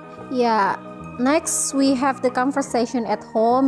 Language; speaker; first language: English; non-native, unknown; Indonesian